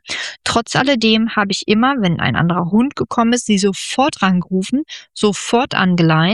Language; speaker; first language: German; native; German